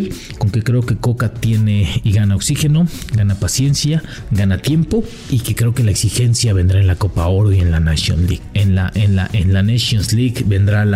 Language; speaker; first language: Spanish; native; Spanish